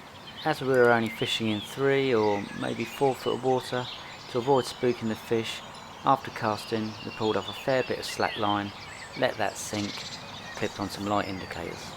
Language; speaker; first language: English; native; English